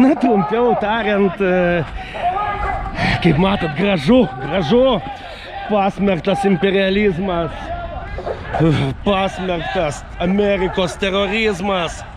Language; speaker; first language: Lithuanian; native; Lithuanian